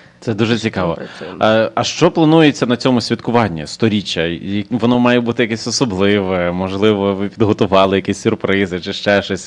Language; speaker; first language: Ukrainian; native; Ukrainian